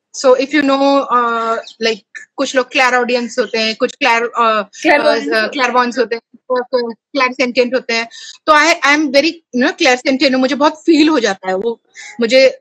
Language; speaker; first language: Hindi; native; Hindi